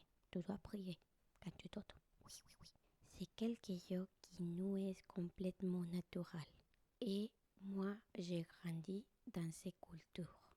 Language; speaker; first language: French; non-native, learner; Spanish